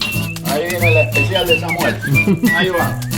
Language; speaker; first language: Spanish; native; Spanish